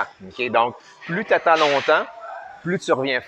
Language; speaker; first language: French; native; French